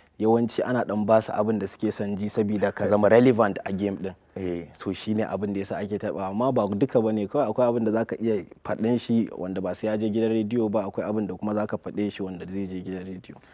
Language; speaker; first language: Hausa; native; Hausa